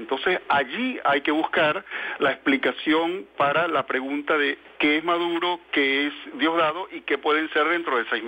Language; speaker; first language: Spanish; native; Spanish